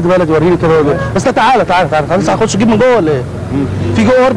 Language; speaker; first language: Arabic; native; Arabic